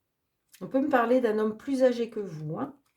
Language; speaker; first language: French; native; French